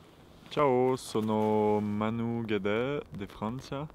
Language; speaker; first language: Italian; non-native, fluent; French